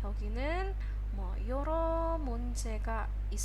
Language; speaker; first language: Korean; non-native, fluent; Indonesian